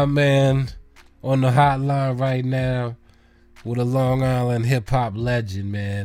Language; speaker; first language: English; native; English